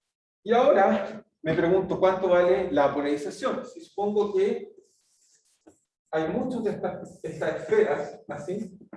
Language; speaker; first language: Spanish; native; Spanish